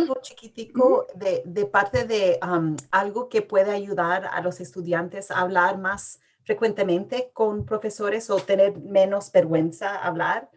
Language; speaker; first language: Spanish; early bilingual, heritage; English